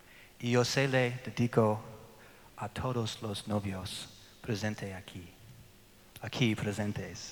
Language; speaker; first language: Spanish; non-native, learner; English